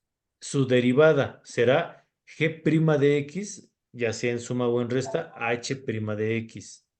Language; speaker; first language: Spanish; native; Spanish